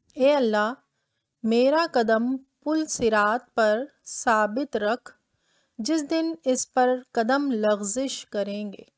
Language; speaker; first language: Hindi; native; Hindi